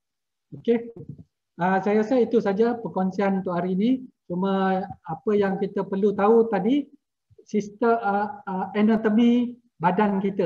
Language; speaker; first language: Malay; native; Malay